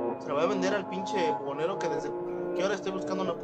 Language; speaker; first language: Spanish; native; Spanish